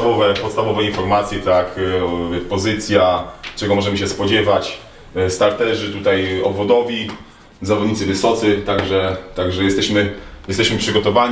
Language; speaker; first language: Polish; native; Polish